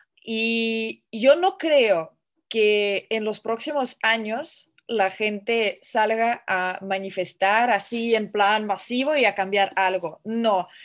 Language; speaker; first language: Spanish; non-native, fluent; Russian